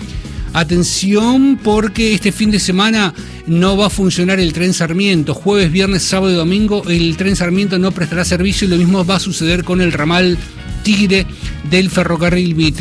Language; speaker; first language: Spanish; native; Spanish